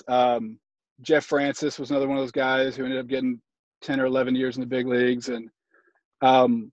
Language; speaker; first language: English; native; English